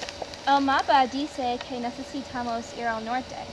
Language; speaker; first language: Spanish; non-native, learner; English